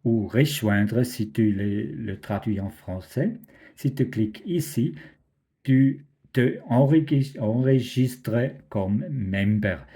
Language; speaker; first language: French; non-native, fluent; German